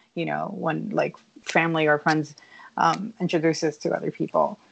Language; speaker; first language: English; early bilingual, other home language; Spanish